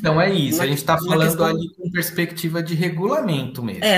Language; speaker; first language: Portuguese; native; Portuguese